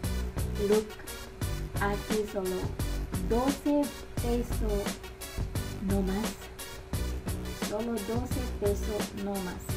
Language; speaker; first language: Spanish; non-native, learner; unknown